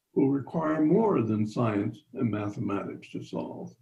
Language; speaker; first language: English; native; English